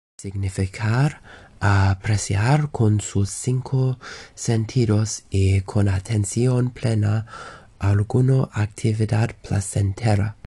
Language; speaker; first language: Spanish; non-native, learner; English